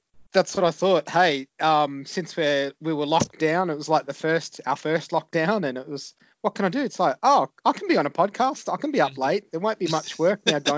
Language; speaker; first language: English; native; English